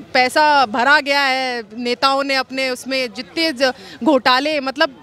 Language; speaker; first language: Hindi; native; Hindi